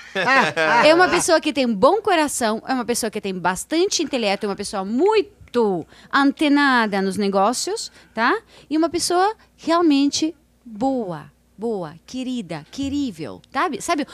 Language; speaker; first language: Portuguese; non-native, fluent; Russian